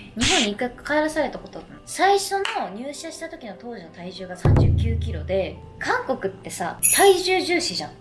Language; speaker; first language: Japanese; native; Japanese